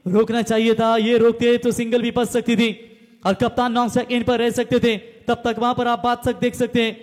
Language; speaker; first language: Hindi; non-native, local second language; Marathi